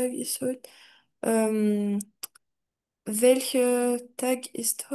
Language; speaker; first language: German; non-native, learner; French